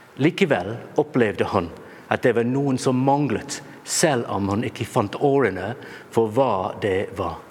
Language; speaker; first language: Norwegian; non-native, fluent; English